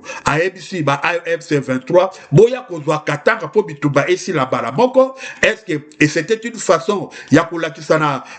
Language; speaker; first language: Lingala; native; Lingala